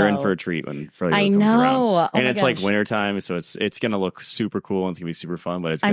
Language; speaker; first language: English; native; English